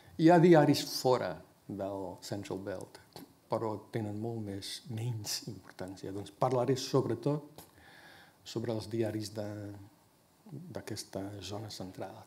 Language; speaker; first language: Catalan; non-native, fluent; English